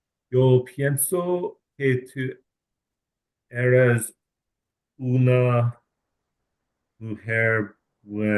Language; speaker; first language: Spanish; non-native, learner; English